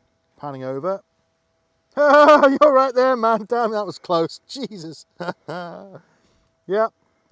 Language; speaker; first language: English; native; English